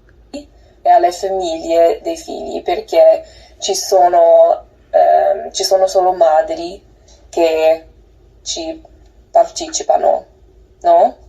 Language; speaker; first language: Italian; non-native, learner; English